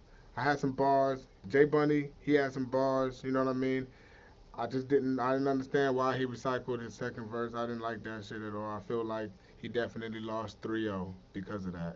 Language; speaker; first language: English; native; English